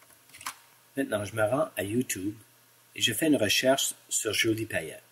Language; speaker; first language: French; non-native, local second language; English